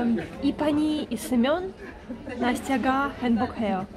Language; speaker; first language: Korean; non-native, learner; Russian